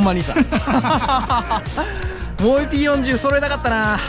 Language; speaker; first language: Japanese; native; Japanese